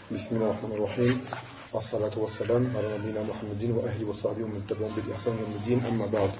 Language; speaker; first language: Arabic; non-native, fluent; French